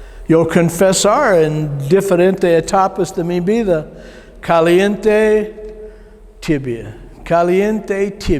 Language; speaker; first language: Spanish; non-native, learner; English